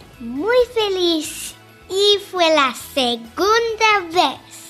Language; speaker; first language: Spanish; early bilingual, heritage; Spanish